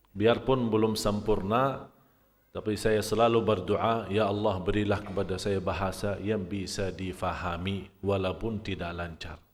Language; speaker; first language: Malay; non-native, fluent; Arabic